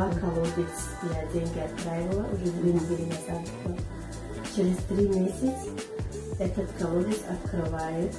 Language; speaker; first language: Russian; non-native, learner; Tajik